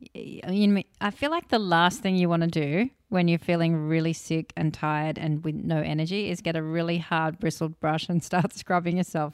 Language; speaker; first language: English; early bilingual, other home language; Hindi